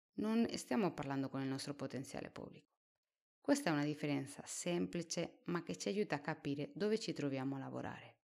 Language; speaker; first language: Italian; non-native, fluent; Spanish